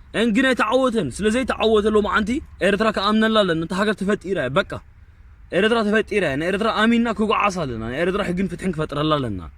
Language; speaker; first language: Tigrinya; early bilingual, heritage; Tigrinya